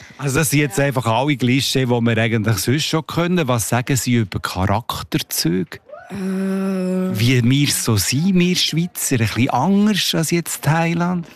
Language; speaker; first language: German; native; German